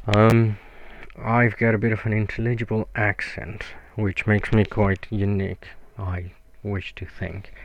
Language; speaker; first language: English; non-native, fluent; Spanish